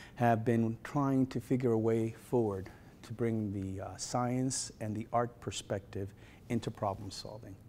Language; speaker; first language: English; native; English